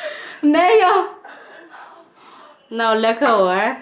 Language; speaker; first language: Dutch; non-native, learner; Waray